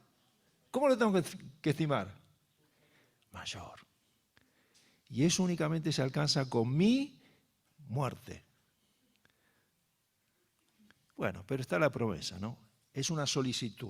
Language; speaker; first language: Spanish; native; Spanish